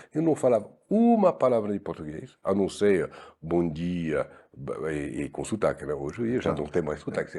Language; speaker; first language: Portuguese; non-native, fluent; French